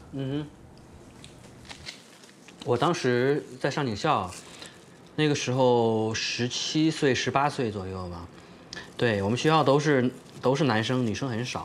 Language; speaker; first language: Chinese; native; Chinese